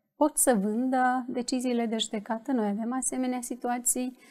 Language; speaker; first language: Romanian; native; Romanian